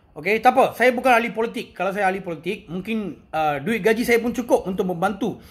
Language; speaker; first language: Malay; non-native, local second language; Tamil